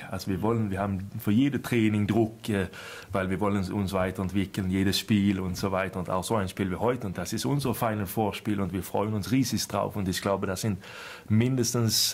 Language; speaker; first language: German; non-native, fluent; Swedish